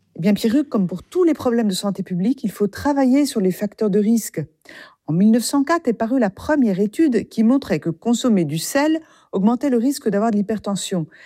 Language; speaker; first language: French; native; French